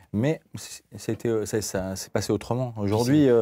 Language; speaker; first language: French; native; French